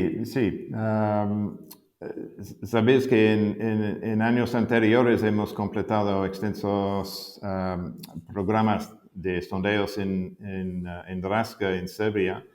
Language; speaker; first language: Spanish; non-native, fluent; English